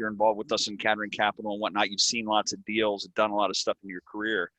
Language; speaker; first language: English; native; English